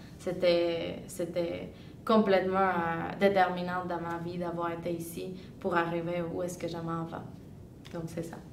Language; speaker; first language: French; non-native, fluent; Spanish